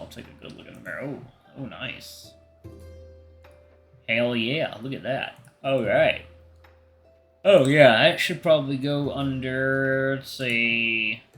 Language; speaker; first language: English; native; English